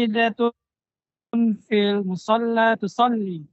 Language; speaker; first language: Arabic; non-native, learner; Indonesian